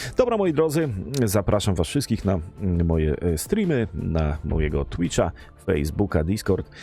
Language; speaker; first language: Polish; native; Polish